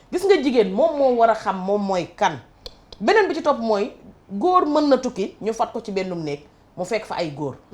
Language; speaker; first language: Wolof; native; Wolof